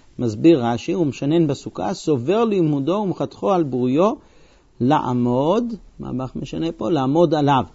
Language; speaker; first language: Hebrew; non-native, fluent; English